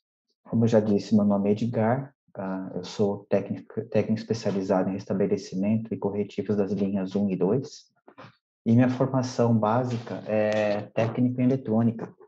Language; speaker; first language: Portuguese; native; Portuguese